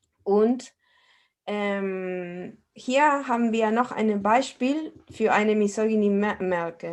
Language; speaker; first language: German; non-native, fluent; Spanish